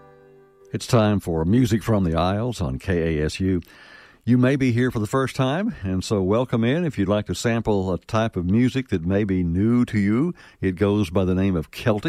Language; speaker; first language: English; native; English